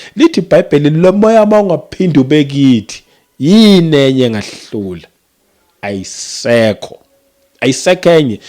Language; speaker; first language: Zulu; native; Zulu